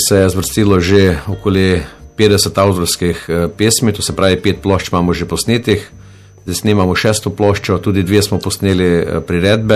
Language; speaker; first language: Slovenian; native; Slovenian